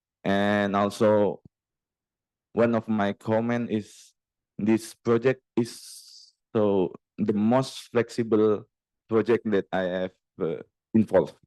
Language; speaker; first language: English; non-native, learner; Indonesian